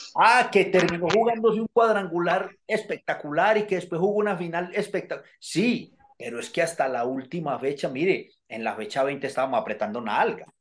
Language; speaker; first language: Spanish; native; Spanish